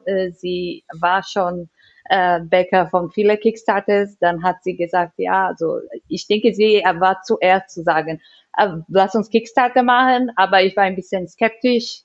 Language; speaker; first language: German; non-native, learner; Portuguese